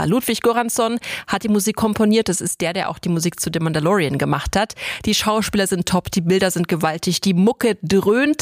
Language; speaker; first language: German; native; German